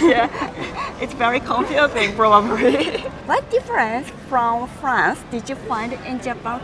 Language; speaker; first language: English; non-native, learner; Japanese